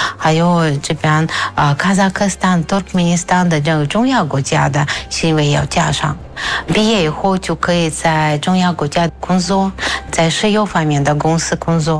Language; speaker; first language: Chinese; non-native, fluent; Russian